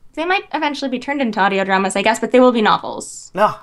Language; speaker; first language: English; native; English